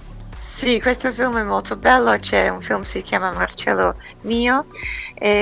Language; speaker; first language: Italian; early bilingual, heritage; English